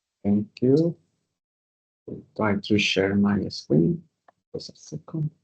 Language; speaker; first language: English; non-native, fluent; Spanish